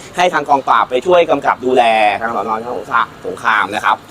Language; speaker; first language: Thai; native; Thai